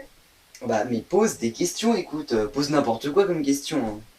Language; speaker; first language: French; native; French